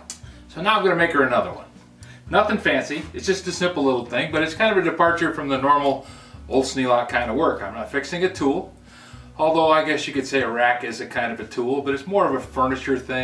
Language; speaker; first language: English; native; English